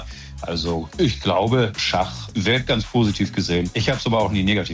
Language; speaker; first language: German; native; German